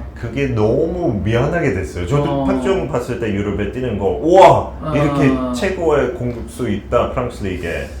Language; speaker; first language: Korean; non-native, fluent; English